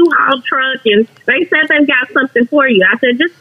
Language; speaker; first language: English; native; English